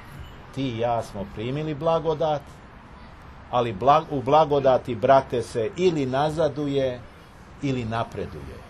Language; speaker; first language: Serbian; native; Serbian